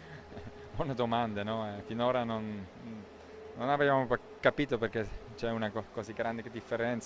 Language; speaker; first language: Italian; non-native, local second language; German